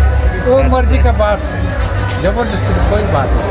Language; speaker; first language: Hindi; non-native, local second language; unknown